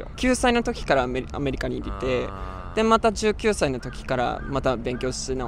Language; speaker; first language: Japanese; non-native, fluent; English